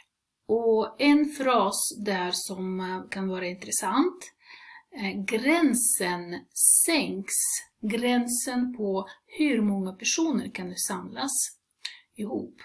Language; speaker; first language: Swedish; non-native, fluent; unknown